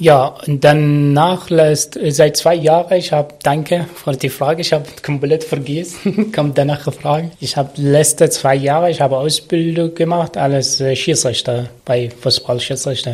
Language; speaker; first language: German; non-native, learner; Arabic